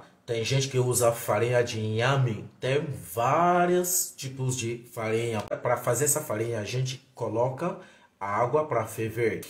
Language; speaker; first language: Portuguese; non-native, fluent; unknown